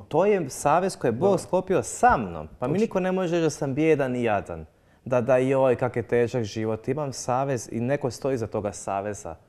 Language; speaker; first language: Croatian; native; Croatian